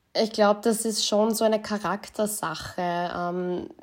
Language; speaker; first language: German; native; German